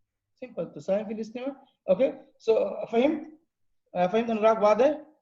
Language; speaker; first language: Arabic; non-native, fluent; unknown